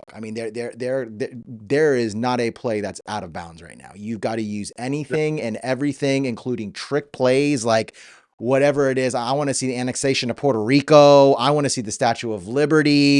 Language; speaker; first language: English; native; English